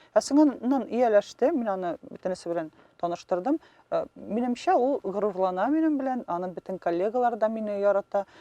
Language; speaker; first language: Tatar; non-native, local second language; Russian